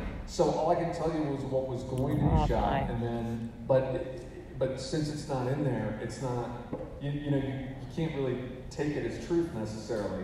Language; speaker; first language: English; native; English